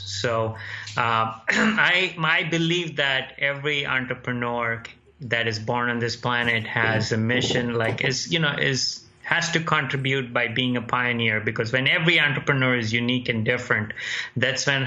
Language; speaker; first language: English; non-native, local second language; Gujarati